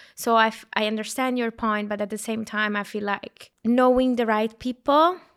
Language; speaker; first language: English; non-native, fluent; Italian